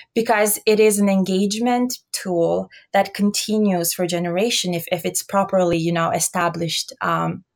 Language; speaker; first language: English; early bilingual, other home language; Albanian